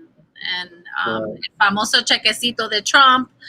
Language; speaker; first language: Spanish; early bilingual, heritage; Spanish